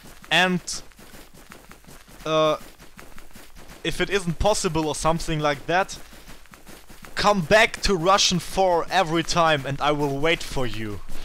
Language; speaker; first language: English; non-native, learner; German